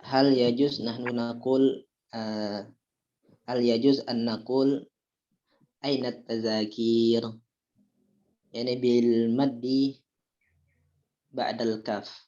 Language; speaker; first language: Arabic; non-native, learner; Indonesian